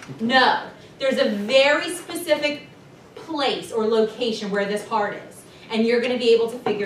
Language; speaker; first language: English; native; English